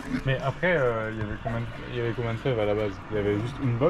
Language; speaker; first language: French; native; French